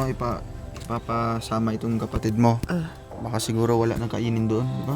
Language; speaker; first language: Filipino; non-native, local second language; Cebuano